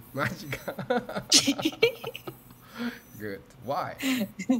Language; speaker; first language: English; non-native, learner; Japanese